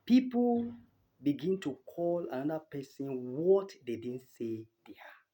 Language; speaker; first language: English; non-native, local second language; Yoruba